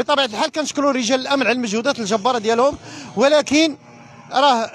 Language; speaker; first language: Arabic; native; Arabic